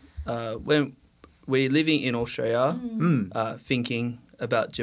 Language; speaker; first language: English; non-native, learner; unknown